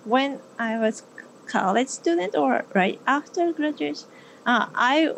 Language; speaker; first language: English; non-native, learner; Japanese